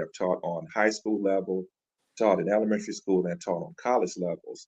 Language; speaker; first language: English; native; English